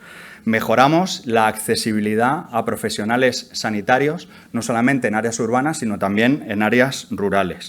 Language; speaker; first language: Spanish; native; Spanish